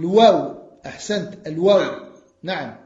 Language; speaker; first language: Arabic; non-native, fluent; French